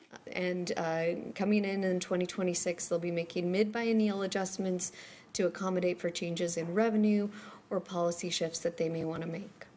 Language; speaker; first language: English; native; English